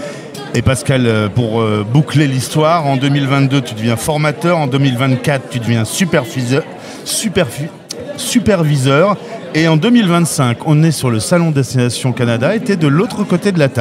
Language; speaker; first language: French; native; French